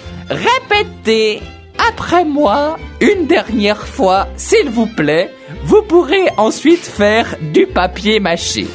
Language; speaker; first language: French; native; French